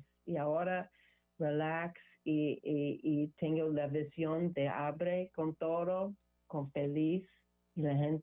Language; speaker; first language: Spanish; non-native, learner; English